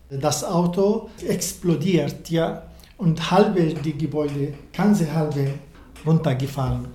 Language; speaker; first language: German; non-native, learner; Arabic